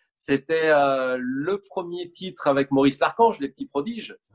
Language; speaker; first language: French; native; French